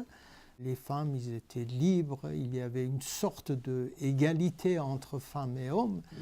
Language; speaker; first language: French; non-native, fluent; Persian